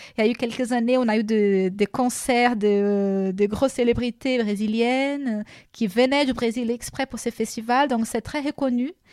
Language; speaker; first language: French; non-native, fluent; Portuguese